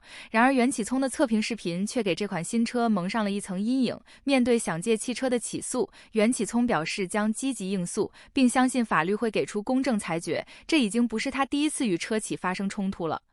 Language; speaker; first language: Chinese; native; Chinese